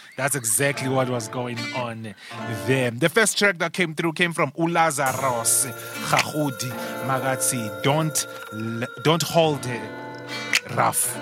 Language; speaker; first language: English; non-native, local second language; Swati